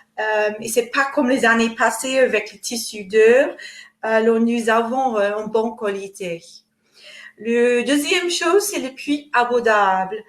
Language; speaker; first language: French; non-native, fluent; English